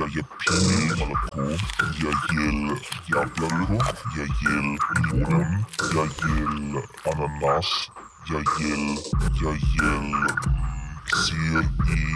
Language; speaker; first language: Russian; non-native, learner; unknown